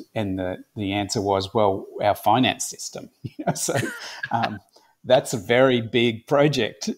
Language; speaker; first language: English; native; English